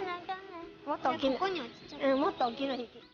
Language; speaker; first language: Japanese; native; Japanese